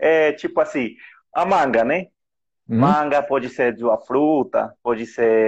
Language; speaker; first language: Portuguese; non-native, fluent; Spanish